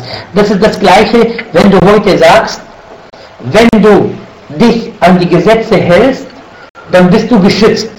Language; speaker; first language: German; non-native, fluent; Arabic